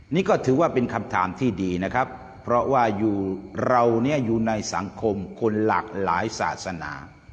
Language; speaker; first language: Thai; non-native, local second language; Pattani Malay